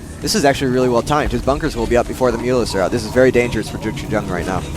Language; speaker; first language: English; native; English